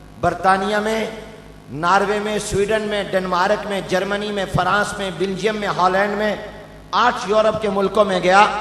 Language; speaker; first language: Urdu; non-native, local second language; Punjabi